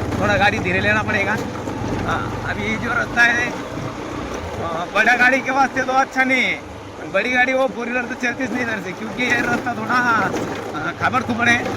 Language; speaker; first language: Hindi; non-native, local second language; Marathi